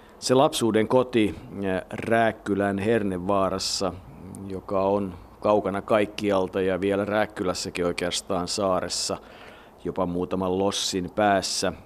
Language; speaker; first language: Finnish; native; Finnish